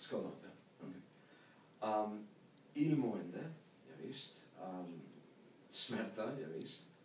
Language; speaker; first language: Swedish; non-native, learner; English